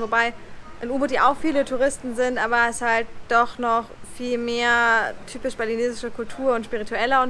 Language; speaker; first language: German; native; German